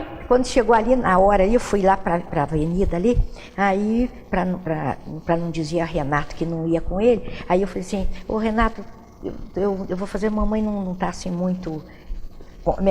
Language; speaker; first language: Portuguese; native; Portuguese